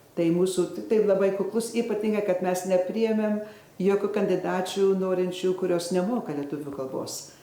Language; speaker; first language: Lithuanian; early bilingual, heritage; Lithuanian